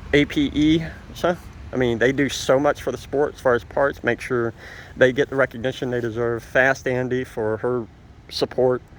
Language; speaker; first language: English; native; English